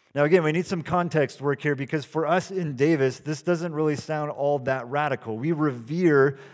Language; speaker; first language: English; early bilingual, other home language; Dutch